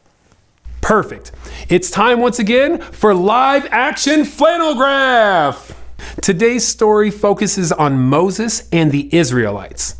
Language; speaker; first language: English; native; English